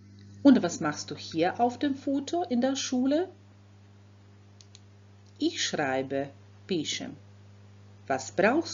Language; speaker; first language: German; non-native, fluent; Croatian